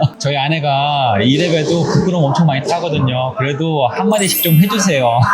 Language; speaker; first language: Korean; native; Korean